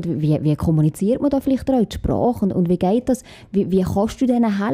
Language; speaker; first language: German; native; German